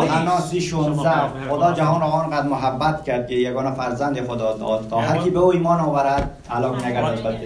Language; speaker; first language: Persian; early bilingual, heritage; Persian